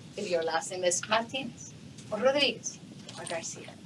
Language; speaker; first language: English; non-native, fluent; Spanish